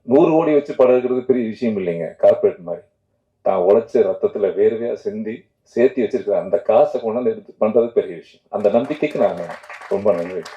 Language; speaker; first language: Tamil; native; Tamil